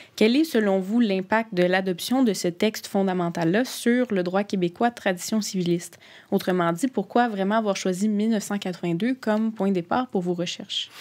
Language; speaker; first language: French; native; French